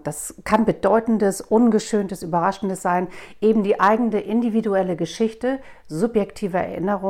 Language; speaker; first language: German; native; German